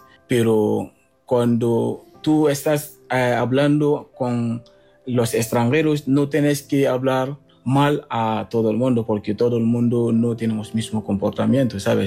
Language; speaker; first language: Spanish; non-native, fluent; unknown